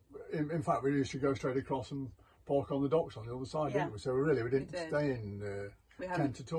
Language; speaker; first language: English; native; English